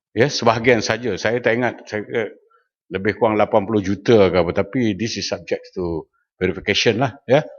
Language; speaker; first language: Malay; native; Malay